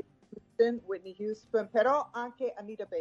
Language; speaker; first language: Italian; non-native, fluent; English